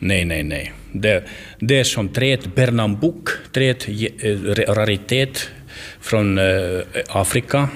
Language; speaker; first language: Swedish; non-native, learner; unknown